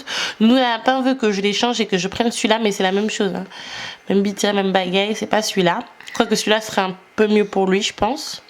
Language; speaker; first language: French; native; French